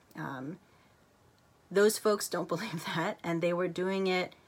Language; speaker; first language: English; native; English